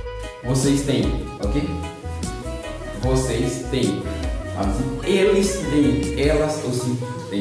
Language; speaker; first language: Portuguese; non-native, learner; Haitian Creole